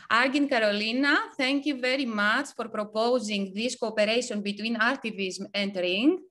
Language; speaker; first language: English; non-native, fluent; Ukrainian